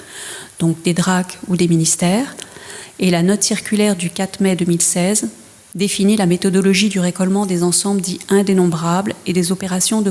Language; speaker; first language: French; native; French